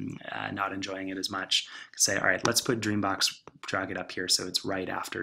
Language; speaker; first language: English; native; English